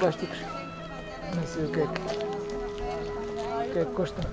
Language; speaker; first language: Portuguese; native; Portuguese